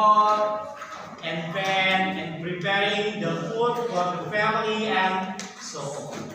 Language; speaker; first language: English; non-native, learner; Indonesian